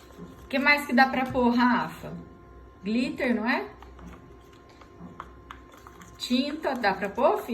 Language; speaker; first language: Portuguese; native; Portuguese